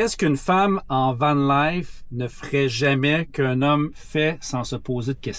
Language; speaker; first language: French; native; French